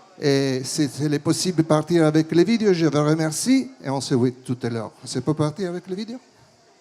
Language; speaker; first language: French; non-native, fluent; Italian